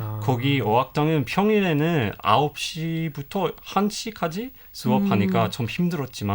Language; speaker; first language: Korean; non-native, fluent; English